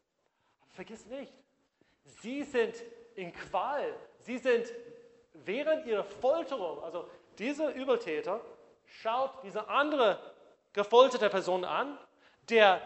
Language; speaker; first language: German; non-native, fluent; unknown